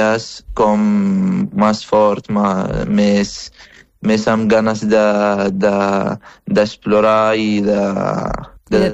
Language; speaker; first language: Catalan; non-native, fluent; Arabic